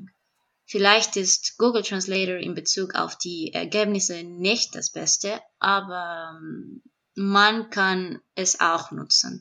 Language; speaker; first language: German; non-native, fluent; Spanish